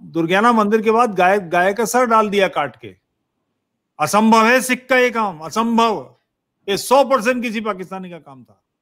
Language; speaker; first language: Hindi; native; Hindi